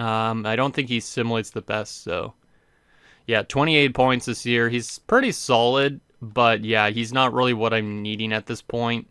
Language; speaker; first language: English; native; English